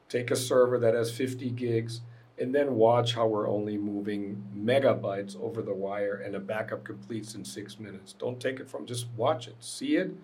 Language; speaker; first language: English; non-native, fluent; German